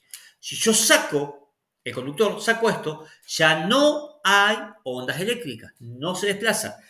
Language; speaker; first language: Spanish; native; Spanish